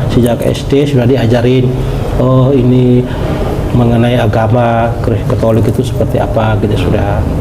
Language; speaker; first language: Indonesian; non-native, local second language; Tetum